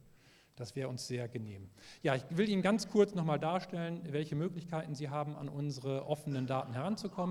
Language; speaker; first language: German; native; German